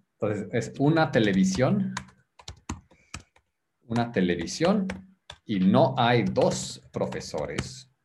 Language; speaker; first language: Spanish; native; Spanish